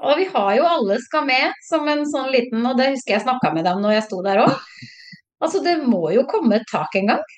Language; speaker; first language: Norwegian; native; Norwegian